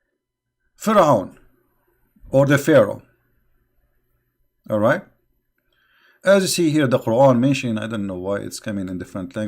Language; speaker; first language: English; non-native, fluent; Arabic